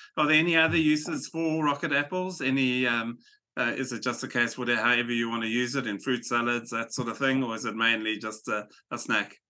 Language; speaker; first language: English; native; English